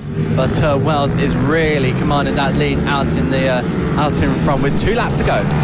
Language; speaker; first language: English; native; English